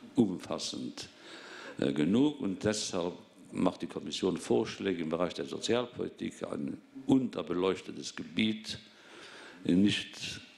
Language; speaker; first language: German; non-native, local second language; Luxembourgish